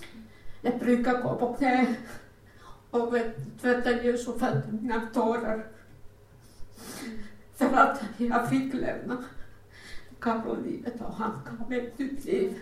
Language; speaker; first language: Swedish; non-native, learner; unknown